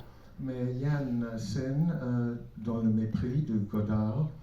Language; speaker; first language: French; non-native, fluent; English